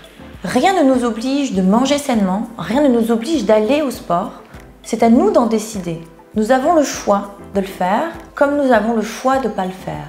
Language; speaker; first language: French; native; French